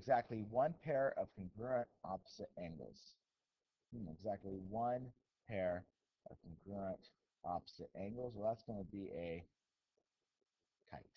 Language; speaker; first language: English; native; English